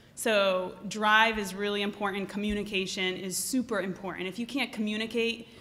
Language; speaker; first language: English; native; English